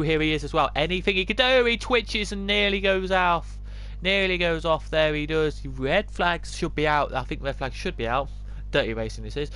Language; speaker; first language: English; native; English